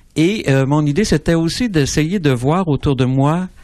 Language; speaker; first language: French; native; French